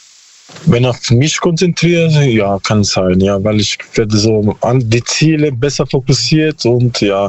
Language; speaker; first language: German; non-native, learner; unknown